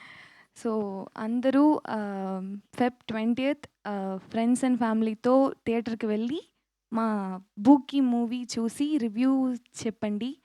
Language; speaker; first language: Telugu; early bilingual, heritage; Tamil